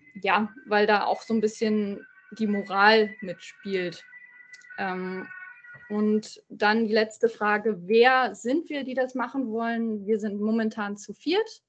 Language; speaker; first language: German; native; German